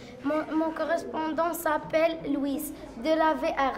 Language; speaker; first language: French; non-native, learner; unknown